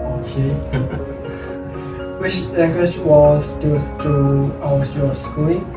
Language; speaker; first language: English; non-native, learner; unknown